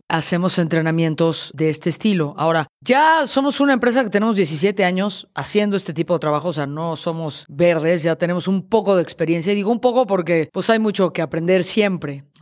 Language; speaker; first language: Spanish; native; Spanish